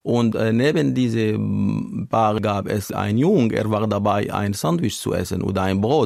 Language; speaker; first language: German; non-native, learner; Arabic